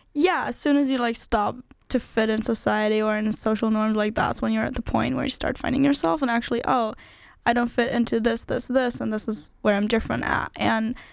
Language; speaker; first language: English; non-native, fluent; German